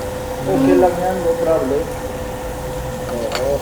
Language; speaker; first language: Filipino; non-native, learner; Korean